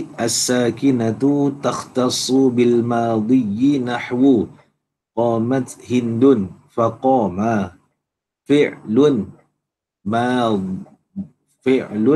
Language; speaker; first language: Arabic; non-native, learner; Malay